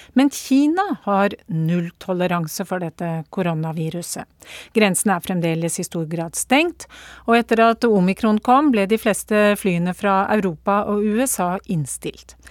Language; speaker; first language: Norwegian; native; Norwegian